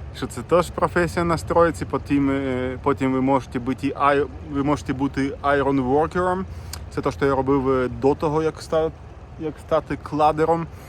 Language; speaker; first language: Ukrainian; non-native, local second language; Russian